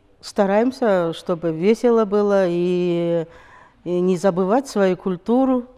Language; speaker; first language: Russian; non-native, local second language; Kazakh